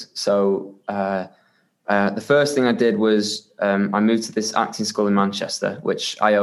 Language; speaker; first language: English; native; English